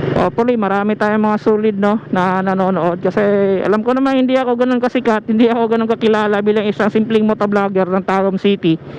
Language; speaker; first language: Filipino; non-native, local second language; Cebuano